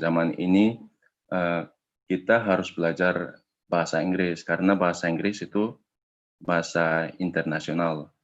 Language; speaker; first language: Indonesian; non-native, fluent; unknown